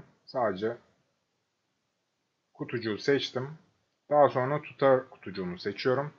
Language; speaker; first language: Turkish; native; Turkish